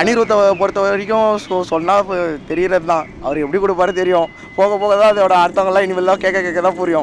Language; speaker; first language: Tamil; native; Tamil